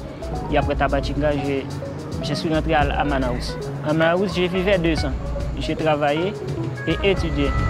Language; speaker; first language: French; non-native, local second language; Haitian Creole